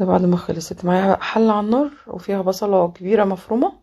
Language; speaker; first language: Arabic; native; Arabic